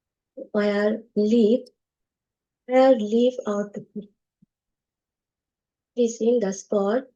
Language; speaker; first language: English; non-native, learner; Bangla